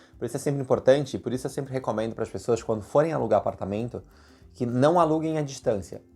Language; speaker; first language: Portuguese; native; Portuguese